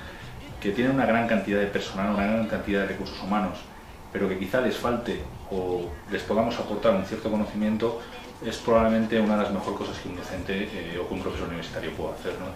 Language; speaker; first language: Spanish; native; Spanish